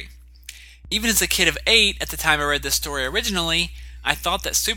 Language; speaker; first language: English; native; English